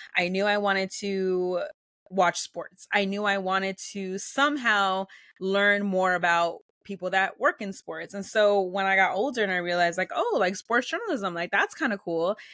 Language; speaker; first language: English; early bilingual, other home language; Spanish